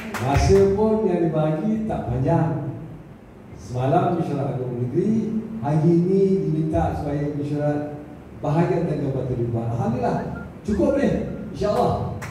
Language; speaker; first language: Malay; native; Malay